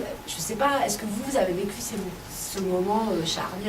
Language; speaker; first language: French; native; French